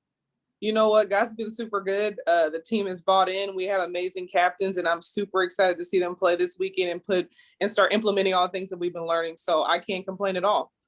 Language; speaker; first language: English; native; English